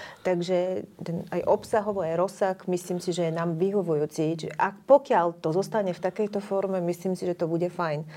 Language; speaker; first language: Slovak; non-native, fluent; Bulgarian